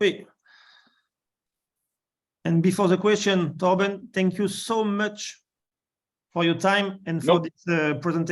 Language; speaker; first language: English; non-native, learner; French